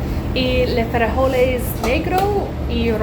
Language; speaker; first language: Spanish; non-native, learner; English